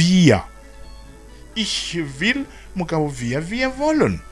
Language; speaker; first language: German; non-native, fluent; Rundi